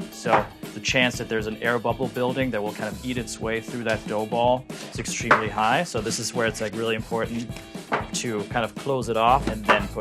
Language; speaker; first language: English; native; English